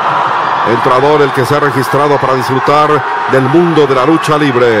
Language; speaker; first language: Spanish; native; Spanish